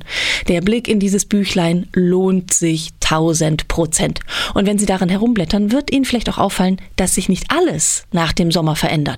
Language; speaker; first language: German; native; German